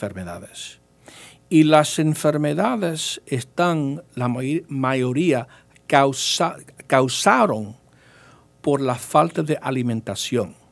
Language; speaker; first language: Spanish; early bilingual, heritage; English